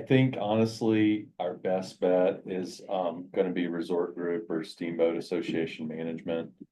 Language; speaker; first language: English; native; English